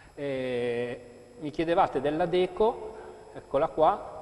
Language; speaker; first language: Italian; native; Italian